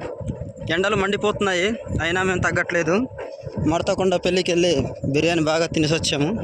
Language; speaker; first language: Telugu; native; Telugu